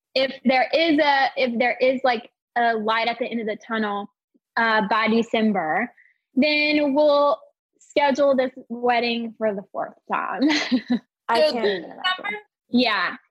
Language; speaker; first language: English; native; English